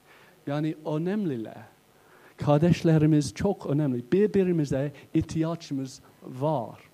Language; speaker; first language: Turkish; non-native, learner; English